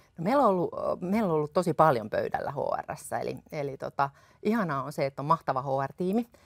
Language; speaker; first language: Finnish; native; Finnish